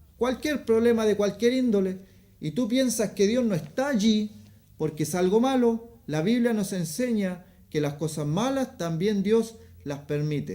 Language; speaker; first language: Spanish; native; Spanish